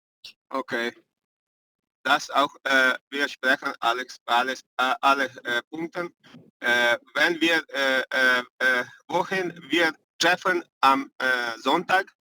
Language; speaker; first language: German; non-native, learner; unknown